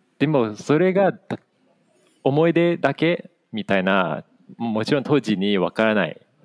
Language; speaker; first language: Japanese; non-native, fluent; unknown